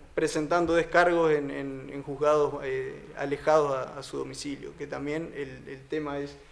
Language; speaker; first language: Spanish; native; Spanish